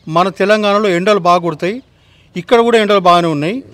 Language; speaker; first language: Hindi; non-native, local second language; Telugu